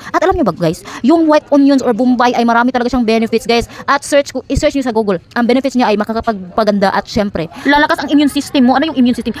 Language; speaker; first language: Filipino; non-native, local second language; Cebuano